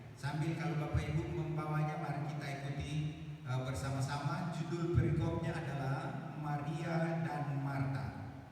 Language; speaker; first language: Indonesian; native; Indonesian